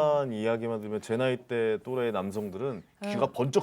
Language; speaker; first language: Korean; native; Korean